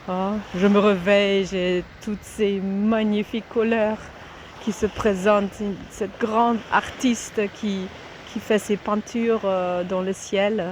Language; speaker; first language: French; non-native, fluent; German